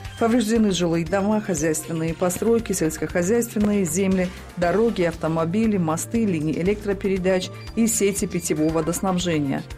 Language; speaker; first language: Russian; non-native, local second language; Tajik